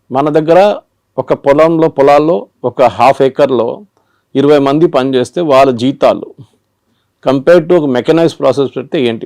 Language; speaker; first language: Telugu; non-native, local second language; Malayalam